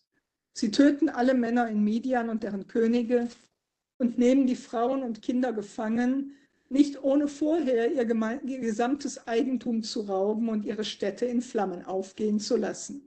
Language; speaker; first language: German; native; German